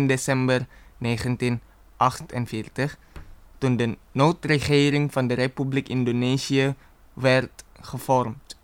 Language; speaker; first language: Dutch; non-native, fluent; Indonesian